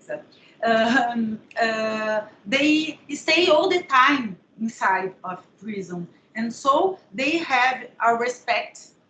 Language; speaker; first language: English; non-native, learner; Portuguese